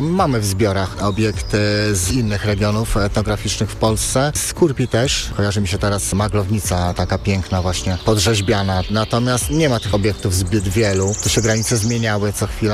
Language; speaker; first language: Polish; native; Polish